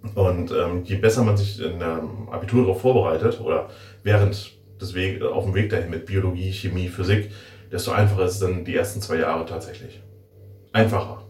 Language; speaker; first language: German; native; German